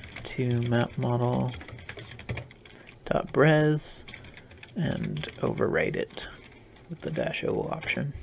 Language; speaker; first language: English; native; English